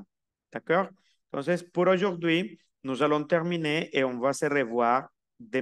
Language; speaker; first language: French; non-native, fluent; Spanish